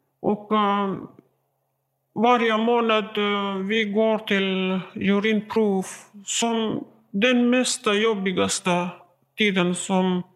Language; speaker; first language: Swedish; non-native, learner; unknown